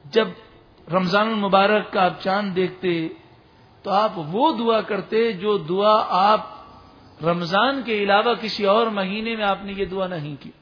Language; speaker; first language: Urdu; native; Urdu